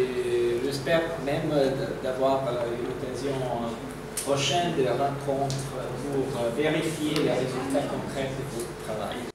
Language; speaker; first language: French; non-native, fluent; Italian